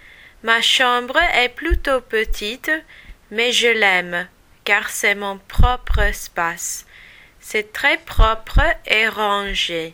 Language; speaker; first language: French; non-native, learner; English